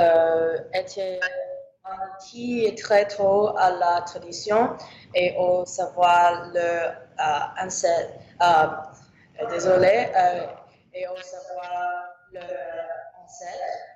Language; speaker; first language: French; non-native, learner; English